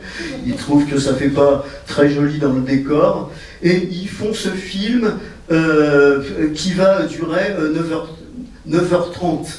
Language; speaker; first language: French; native; French